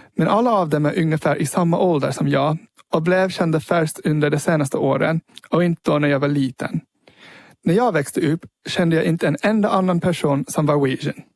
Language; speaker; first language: Swedish; early bilingual, heritage; Swedish